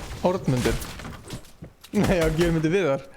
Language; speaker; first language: Icelandic; native; Icelandic